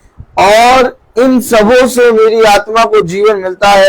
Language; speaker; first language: Hindi; native; Hindi